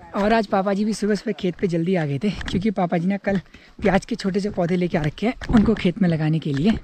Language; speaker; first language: Hindi; native; Hindi